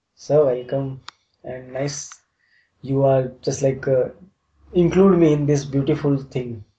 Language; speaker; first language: English; non-native, local second language; Hindi